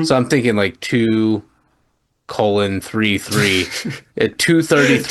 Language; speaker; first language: English; native; English